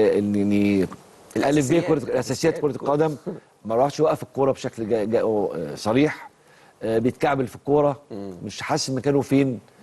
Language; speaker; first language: Arabic; native; Arabic